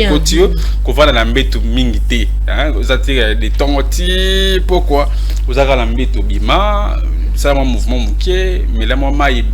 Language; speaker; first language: French; non-native, local second language; Lingala